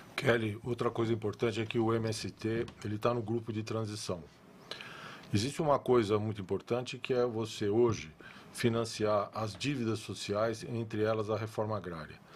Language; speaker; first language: Portuguese; native; Portuguese